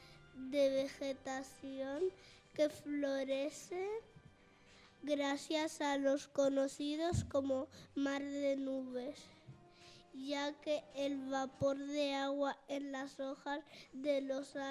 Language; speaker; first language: Spanish; native; Spanish